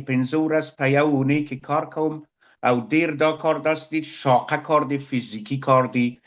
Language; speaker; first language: Pashto; non-native, local second language; Persian